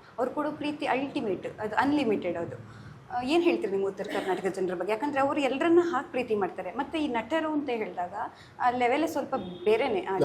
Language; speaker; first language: Kannada; native; Kannada